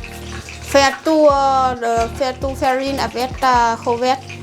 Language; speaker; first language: French; non-native, learner; Vietnamese